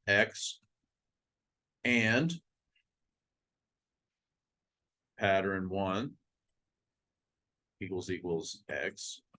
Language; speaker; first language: English; native; English